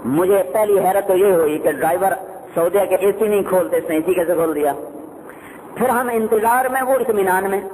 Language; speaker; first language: Urdu; non-native, local second language; Punjabi